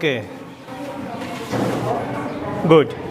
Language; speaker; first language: English; non-native, local second language; Hindi